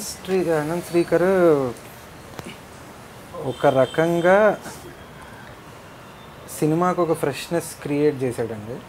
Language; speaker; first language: Telugu; native; Telugu